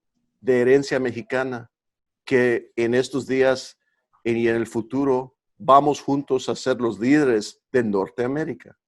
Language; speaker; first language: Spanish; early bilingual, heritage; Spanish